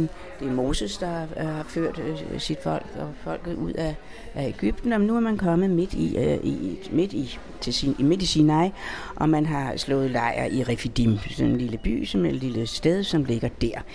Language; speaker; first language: Danish; native; Danish